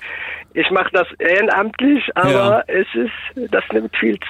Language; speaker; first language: German; non-native, fluent; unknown